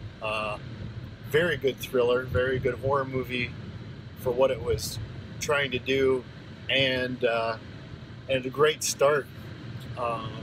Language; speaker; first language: English; native; English